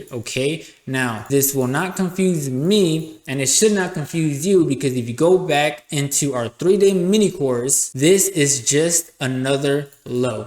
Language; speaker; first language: English; native; English